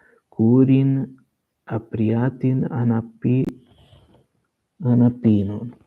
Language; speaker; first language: Greek; non-native, learner; Portuguese